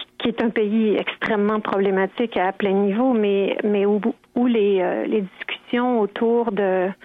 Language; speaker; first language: French; native; French